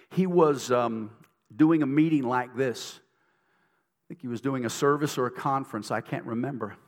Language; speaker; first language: English; native; English